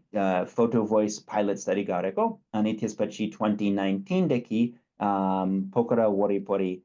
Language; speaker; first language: Nepali; non-native, fluent; English